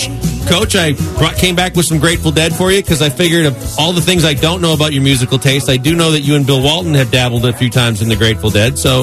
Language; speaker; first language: English; native; English